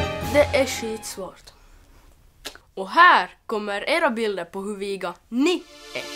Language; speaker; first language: Swedish; native; Swedish